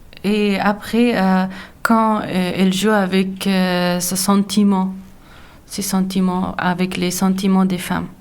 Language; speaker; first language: French; non-native, learner; Persian